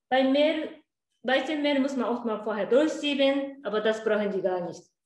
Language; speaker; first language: German; non-native, learner; Japanese